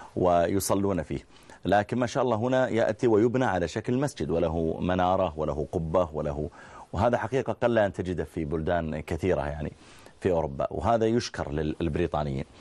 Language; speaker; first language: Arabic; native; Arabic